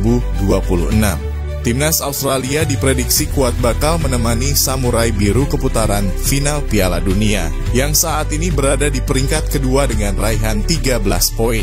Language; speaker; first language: Indonesian; native; Indonesian